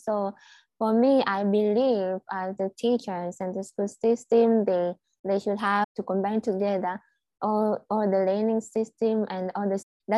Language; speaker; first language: English; non-native, local second language; Swahili